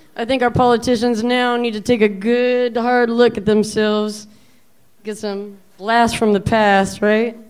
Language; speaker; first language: English; native; English